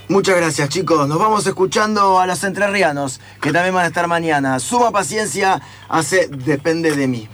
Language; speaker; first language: Spanish; native; Spanish